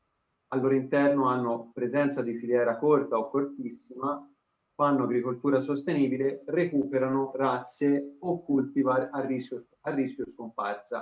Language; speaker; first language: Italian; native; Italian